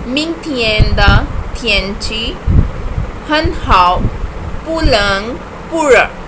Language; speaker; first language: Chinese; non-native, fluent; Urdu